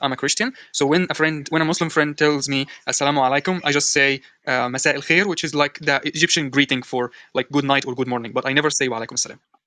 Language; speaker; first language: English; non-native, fluent; Arabic